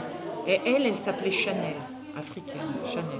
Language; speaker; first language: French; native; French